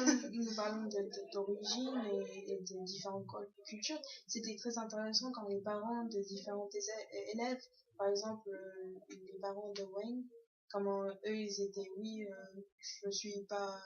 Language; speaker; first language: French; early bilingual, other home language; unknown